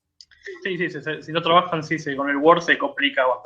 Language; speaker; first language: Spanish; native; Spanish